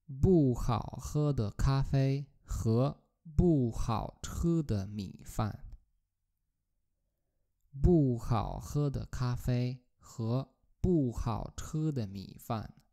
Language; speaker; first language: Chinese; non-native, fluent; Polish